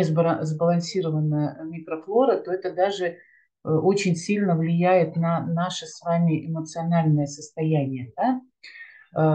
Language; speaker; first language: Russian; native; Russian